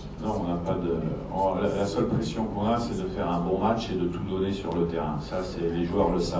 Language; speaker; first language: French; native; French